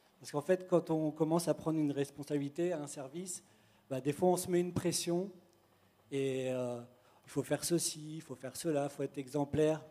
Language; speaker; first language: French; native; French